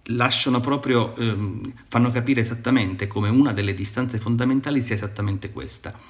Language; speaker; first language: Italian; native; Italian